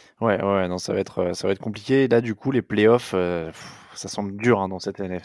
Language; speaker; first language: French; native; French